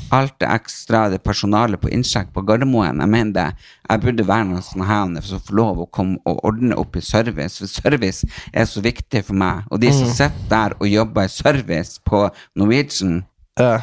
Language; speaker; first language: Norwegian; native; Norwegian